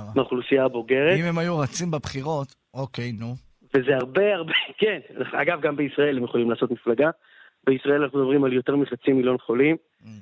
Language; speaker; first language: Hebrew; native; Hebrew